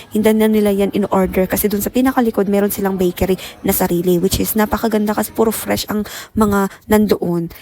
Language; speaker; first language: Filipino; non-native, local second language; Iloko